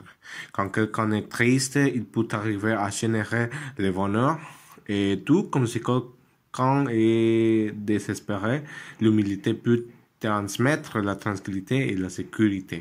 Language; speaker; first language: French; non-native, learner; Spanish